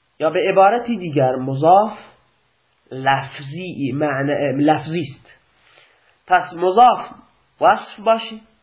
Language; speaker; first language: Persian; non-native, local second language; Baluchi